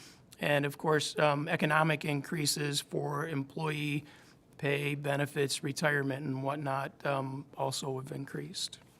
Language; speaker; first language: English; native; English